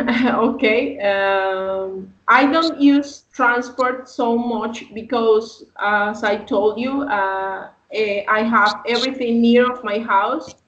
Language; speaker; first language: English; non-native, learner; Spanish